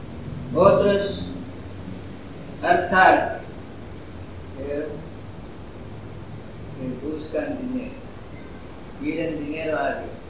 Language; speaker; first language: Spanish; non-native, fluent; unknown